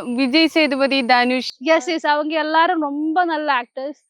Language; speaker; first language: Tamil; non-native, learner; Malayalam